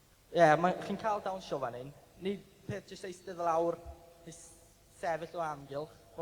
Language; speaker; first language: Welsh; native; Welsh